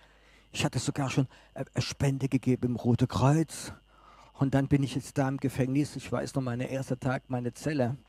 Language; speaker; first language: German; non-native, fluent; French